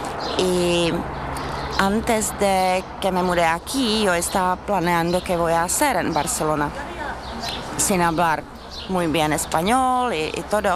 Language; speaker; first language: Spanish; non-native, fluent; Czech